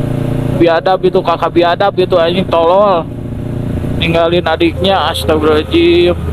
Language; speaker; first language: Indonesian; native; Indonesian